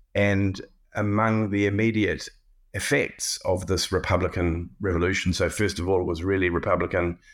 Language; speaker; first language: English; native; English